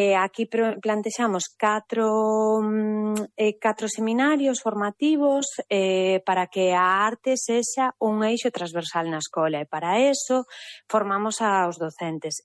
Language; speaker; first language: Galician; non-native, local second language; Spanish